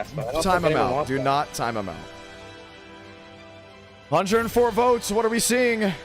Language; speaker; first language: English; native; English